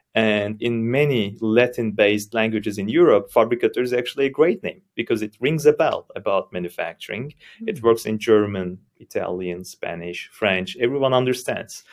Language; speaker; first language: English; non-native, fluent; Turkish